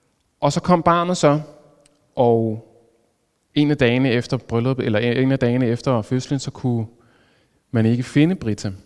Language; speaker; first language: Danish; native; Danish